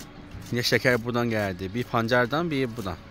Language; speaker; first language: Turkish; non-native, learner; Chinese